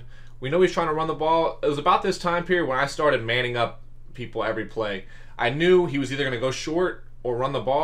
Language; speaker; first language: English; native; English